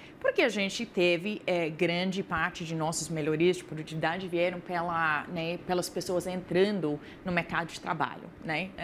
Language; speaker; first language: Portuguese; non-native, fluent; English